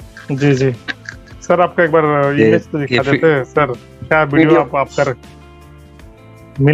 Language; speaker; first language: Hindi; native; Hindi